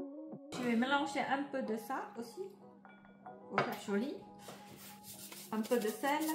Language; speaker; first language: French; non-native, fluent; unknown